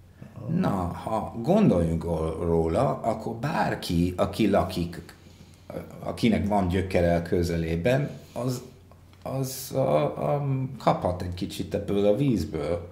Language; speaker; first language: Hungarian; non-native, fluent; English